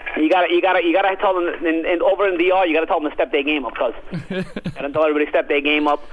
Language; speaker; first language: English; early bilingual, other home language; Italian